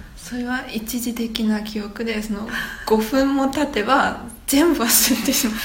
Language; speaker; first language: Japanese; early bilingual, other home language; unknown